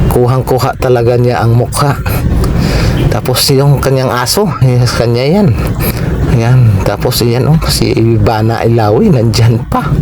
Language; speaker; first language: Filipino; non-native, local second language; Hiligaynon